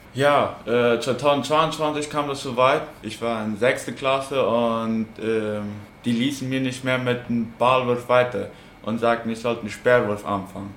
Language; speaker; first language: German; non-native, local second language; Plautdietsch